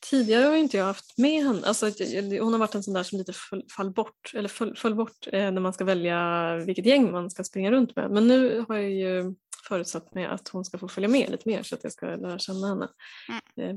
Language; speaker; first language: Swedish; native; Swedish